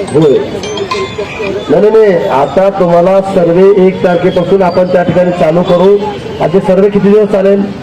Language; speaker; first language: Marathi; native; Marathi